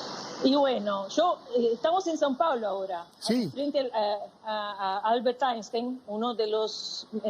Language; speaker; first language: Spanish; non-native, fluent; Portuguese